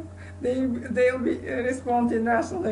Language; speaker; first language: English; non-native, learner; Kazakh